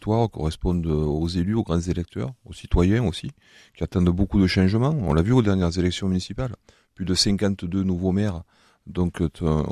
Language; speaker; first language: French; native; French